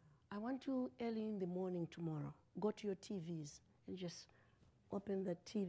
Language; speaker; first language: English; non-native, local second language; Shona